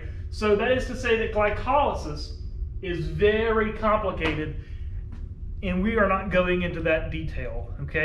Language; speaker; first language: English; native; English